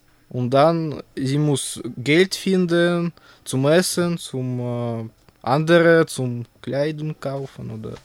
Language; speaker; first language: German; non-native, learner; Russian